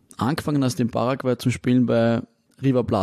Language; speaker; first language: German; native; German